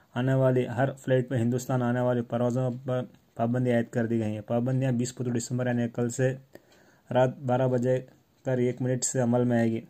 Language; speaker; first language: Urdu; native; Urdu